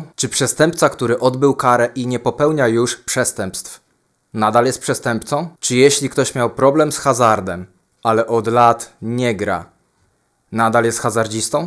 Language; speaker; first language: Polish; native; Polish